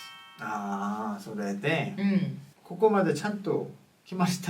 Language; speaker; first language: Japanese; non-native, fluent; Korean